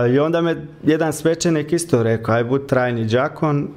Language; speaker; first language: Croatian; early bilingual, heritage; Croatian